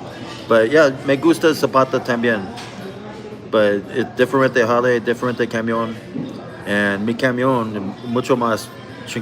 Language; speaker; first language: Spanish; non-native, learner; English